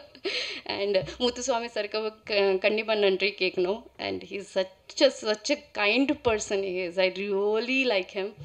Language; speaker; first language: Tamil; non-native, learner; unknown